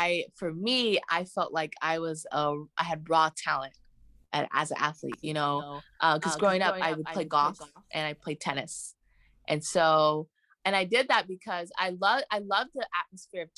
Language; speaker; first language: English; native; English